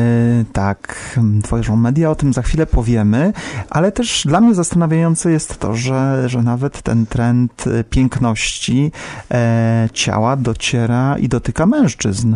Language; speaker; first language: Polish; native; Polish